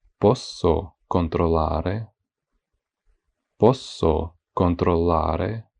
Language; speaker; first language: Italian; non-native, fluent; Ukrainian